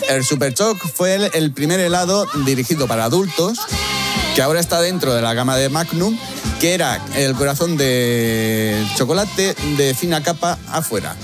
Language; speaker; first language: Spanish; native; Spanish